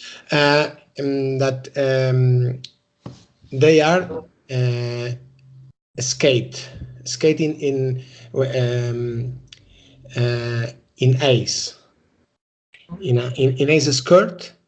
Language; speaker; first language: English; non-native, learner; Spanish